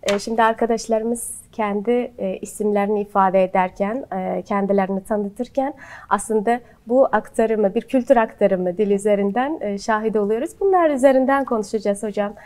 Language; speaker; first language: Turkish; native; Turkish